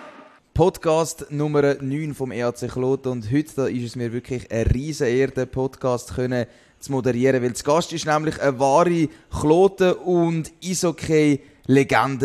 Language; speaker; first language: German; native; German